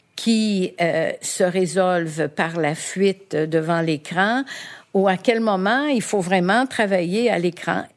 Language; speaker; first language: French; native; French